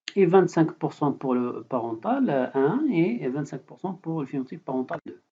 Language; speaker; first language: French; non-native, local second language; Arabic